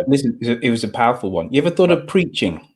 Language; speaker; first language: English; native; English